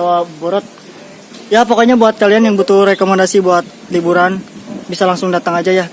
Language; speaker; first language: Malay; non-native, local second language; Sundanese